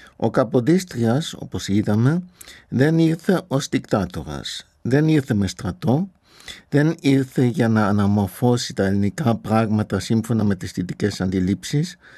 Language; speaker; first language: Greek; non-native, fluent; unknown